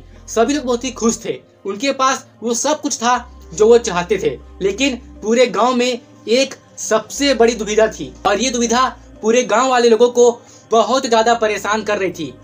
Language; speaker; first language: Hindi; native; Hindi